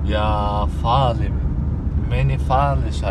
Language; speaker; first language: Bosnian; non-native, learner; Turkish